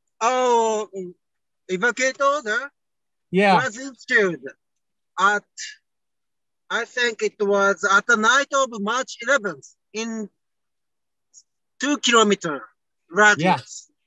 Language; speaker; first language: English; non-native, learner; Japanese